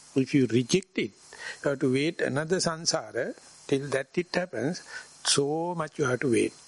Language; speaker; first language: English; non-native, local second language; Sinhala